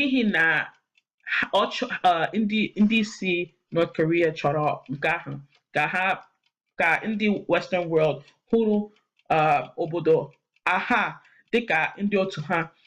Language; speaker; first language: Igbo; non-native, learner; English